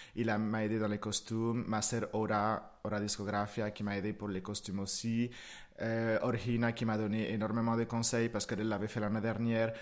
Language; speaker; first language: French; non-native, fluent; Spanish